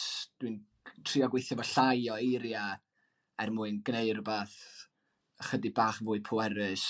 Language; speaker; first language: Welsh; native; Welsh